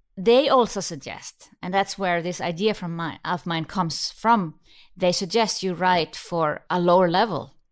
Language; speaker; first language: English; non-native, fluent; Icelandic